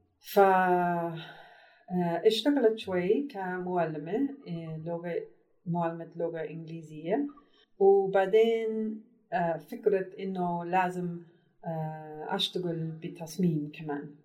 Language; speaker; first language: Arabic; non-native, learner; English